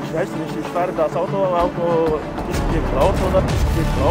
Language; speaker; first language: German; non-native, learner; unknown